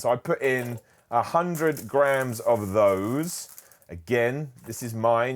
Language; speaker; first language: English; native; English